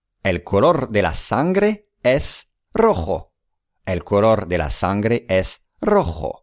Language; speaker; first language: Spanish; non-native, fluent; English